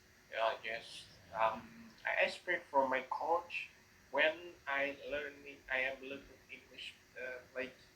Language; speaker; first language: English; non-native, learner; Vietnamese